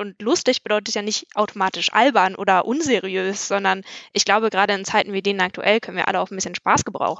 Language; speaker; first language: German; native; German